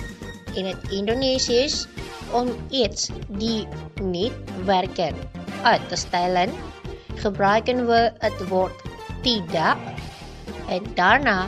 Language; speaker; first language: Dutch; non-native, learner; Indonesian